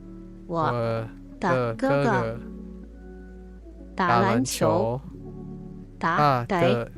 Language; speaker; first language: Chinese; non-native, learner; English